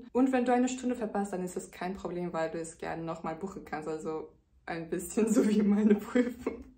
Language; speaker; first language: German; non-native, fluent; Turkish